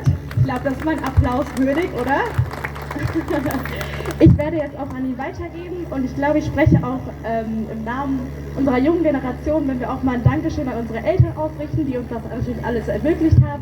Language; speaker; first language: German; early bilingual, other home language; Tamil